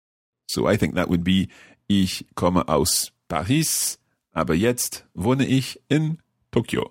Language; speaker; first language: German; non-native, learner; English